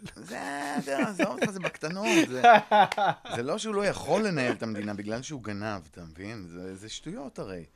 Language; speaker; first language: Hebrew; native; Hebrew